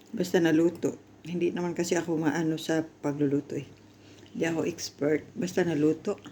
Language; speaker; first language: Filipino; non-native, local second language; Cebuano